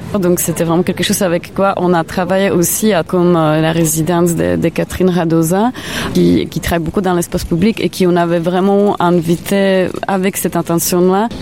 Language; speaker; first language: French; non-native, fluent; Czech